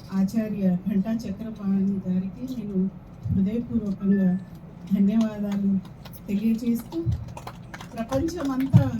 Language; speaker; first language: Telugu; non-native, local second language; Lambadi